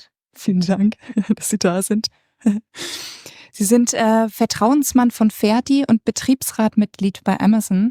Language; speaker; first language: German; native; German